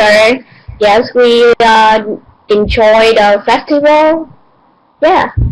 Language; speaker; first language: English; non-native, learner; Vietnamese